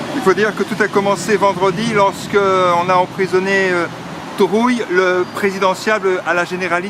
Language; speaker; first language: French; native; French